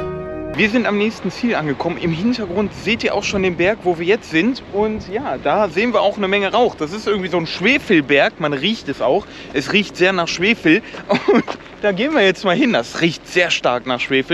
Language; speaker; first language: German; native; German